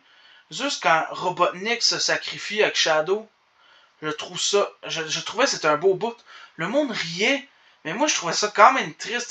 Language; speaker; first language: French; native; French